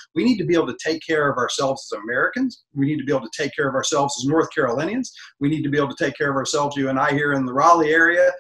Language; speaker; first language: English; native; English